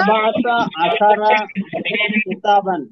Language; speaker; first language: Arabic; non-native, learner; Bangla